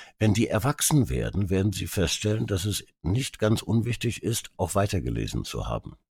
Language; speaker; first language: German; early bilingual, other home language; Hungarian